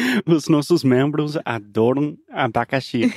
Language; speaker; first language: Portuguese; non-native, fluent; English